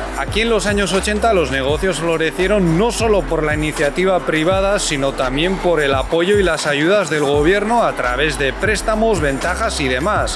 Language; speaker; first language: Spanish; native; Spanish